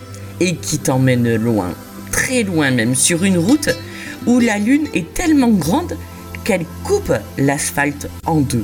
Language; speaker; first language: French; native; French